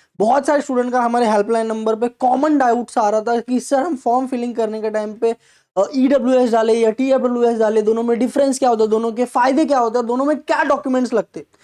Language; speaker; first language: Hindi; non-native, local second language; Marathi